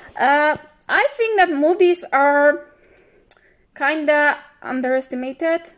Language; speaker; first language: English; non-native, fluent; Polish